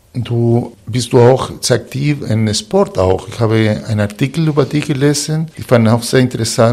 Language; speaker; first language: German; non-native, fluent; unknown